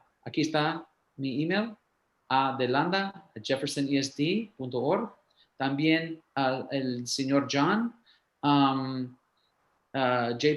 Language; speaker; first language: Spanish; early bilingual, heritage; English